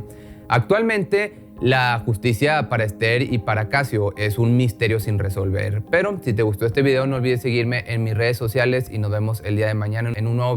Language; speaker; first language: Spanish; native; Spanish